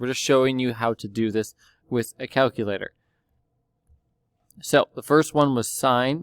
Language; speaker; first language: English; native; English